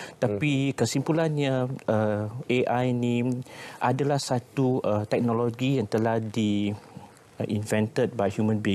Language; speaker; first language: Malay; native; Malay